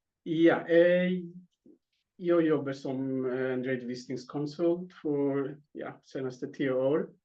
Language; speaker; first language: Swedish; non-native, fluent; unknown